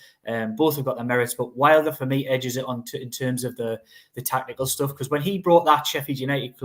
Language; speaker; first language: English; native; English